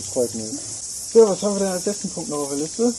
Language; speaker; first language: German; native; German